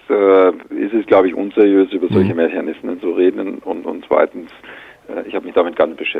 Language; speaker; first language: German; native; German